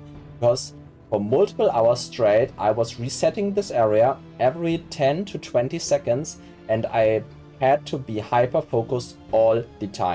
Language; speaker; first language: English; non-native, fluent; German